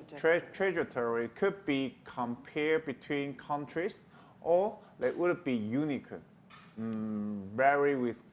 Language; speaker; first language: English; non-native, learner; Chinese